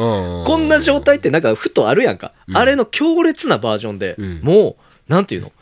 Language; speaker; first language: Japanese; native; Japanese